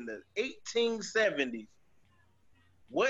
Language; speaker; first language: English; native; English